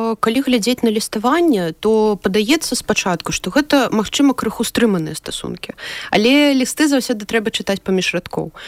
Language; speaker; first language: Belarusian; native; Belarusian